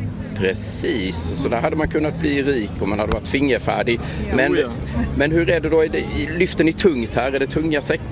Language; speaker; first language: Swedish; native; Swedish